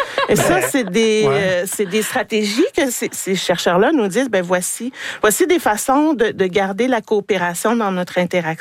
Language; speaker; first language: French; native; French